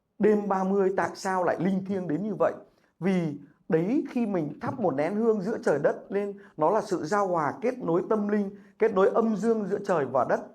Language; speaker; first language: Vietnamese; native; Vietnamese